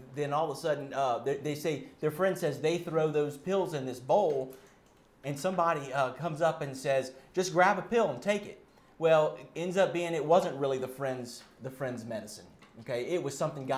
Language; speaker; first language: English; native; English